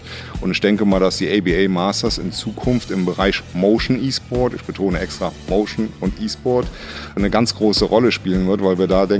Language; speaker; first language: German; native; German